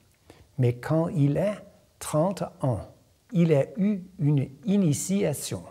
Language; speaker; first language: French; non-native, fluent; Danish